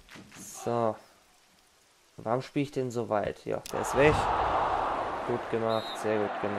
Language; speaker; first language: German; native; German